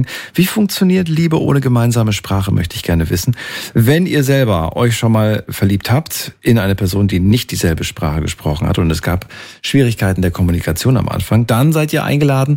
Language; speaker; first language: German; native; German